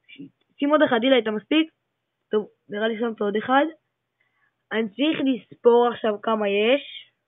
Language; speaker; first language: Hebrew; native; Hebrew